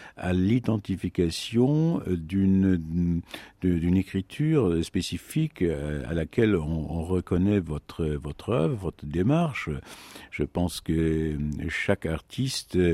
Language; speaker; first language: French; non-native, fluent; German